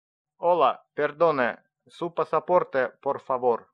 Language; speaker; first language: Spanish; non-native, learner; Russian